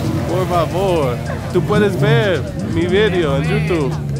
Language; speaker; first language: Spanish; non-native, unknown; English